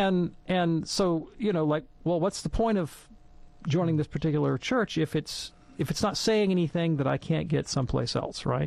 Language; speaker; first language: English; native; English